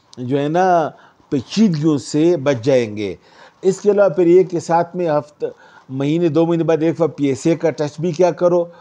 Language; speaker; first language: Urdu; non-native, local second language; Pashto